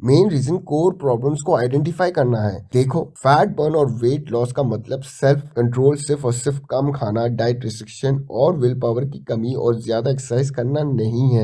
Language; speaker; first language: Hindi; native; Hindi